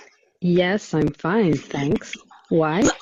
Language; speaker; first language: English; non-native, learner; Portuguese